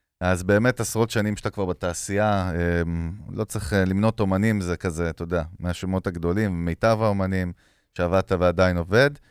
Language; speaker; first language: Hebrew; native; Hebrew